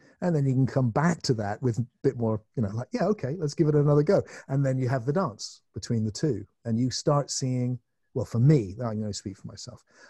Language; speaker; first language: English; native; English